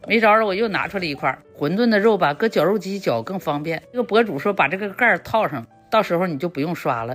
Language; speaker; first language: Chinese; native; Chinese